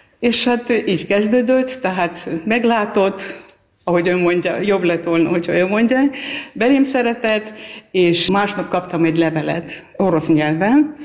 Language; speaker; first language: Hungarian; non-native, fluent; Armenian